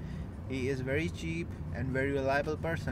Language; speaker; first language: English; non-native, local second language; Hindi